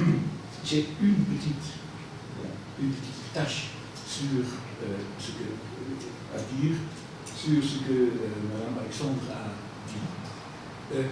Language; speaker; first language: French; non-native, fluent; Dutch